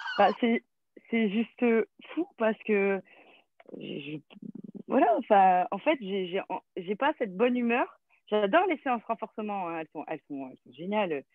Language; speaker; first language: French; native; French